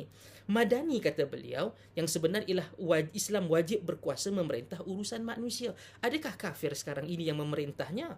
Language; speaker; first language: Malay; native; Malay